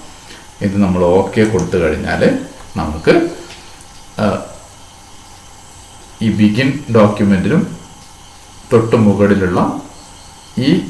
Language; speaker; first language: Malayalam; native; Malayalam